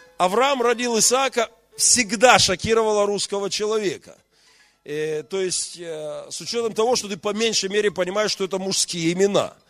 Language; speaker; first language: Russian; native; Russian